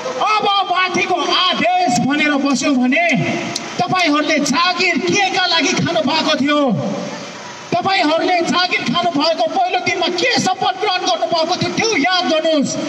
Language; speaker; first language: Nepali; non-native, local second language; Newari